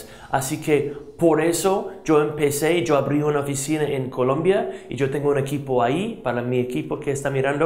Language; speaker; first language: Spanish; non-native, fluent; English